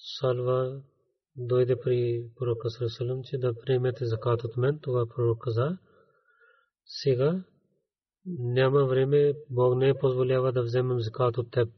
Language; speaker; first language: Bulgarian; non-native, learner; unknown